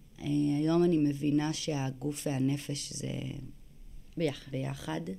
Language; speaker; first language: Hebrew; native; Hebrew